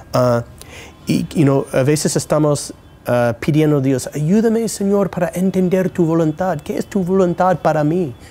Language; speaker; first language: Spanish; non-native, fluent; English